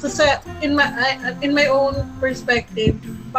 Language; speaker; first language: English; non-native, local second language; Filipino